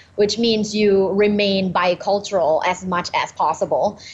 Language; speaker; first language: English; non-native, fluent; Thai